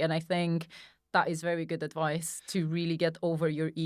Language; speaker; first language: English; non-native, fluent; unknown